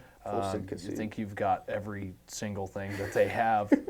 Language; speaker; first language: English; native; English